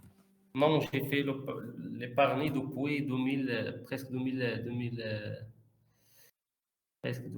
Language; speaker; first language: French; non-native, learner; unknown